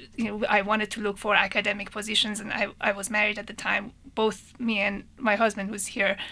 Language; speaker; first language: English; non-native, fluent; Persian